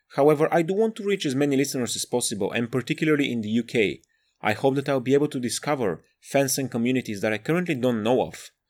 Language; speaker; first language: English; non-native, fluent; Bulgarian